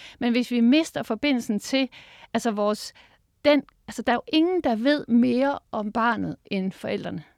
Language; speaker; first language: Danish; native; Danish